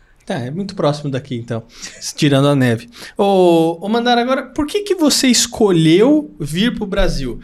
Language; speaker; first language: Portuguese; native; Portuguese